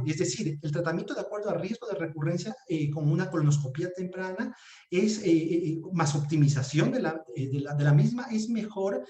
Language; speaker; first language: Spanish; native; Spanish